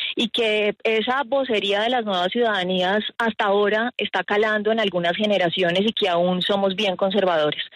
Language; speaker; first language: Spanish; native; Spanish